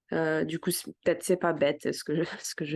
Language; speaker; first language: French; non-native, fluent; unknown